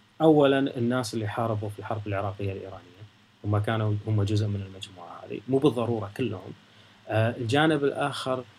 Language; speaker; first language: Arabic; native; Arabic